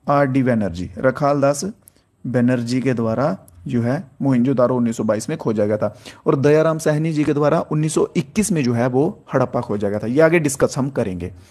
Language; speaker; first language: Hindi; native; Hindi